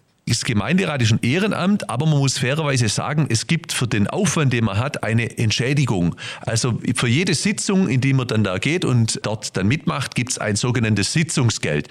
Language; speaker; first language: German; native; German